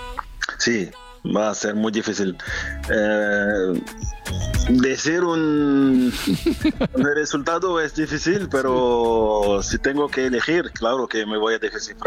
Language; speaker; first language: Spanish; non-native, fluent; French